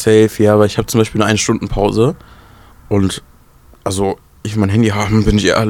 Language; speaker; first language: German; native; German